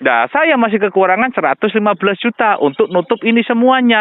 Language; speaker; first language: Indonesian; non-native, local second language; Javanese